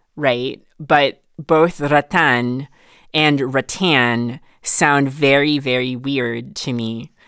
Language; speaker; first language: English; non-native, local second language; Filipino